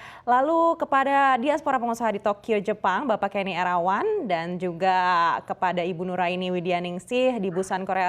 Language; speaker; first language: Indonesian; native; Indonesian